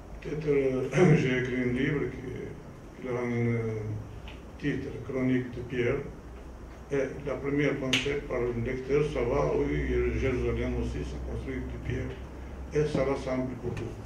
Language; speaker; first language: French; non-native, fluent; Albanian